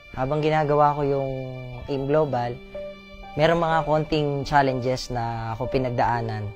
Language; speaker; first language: Filipino; native; Filipino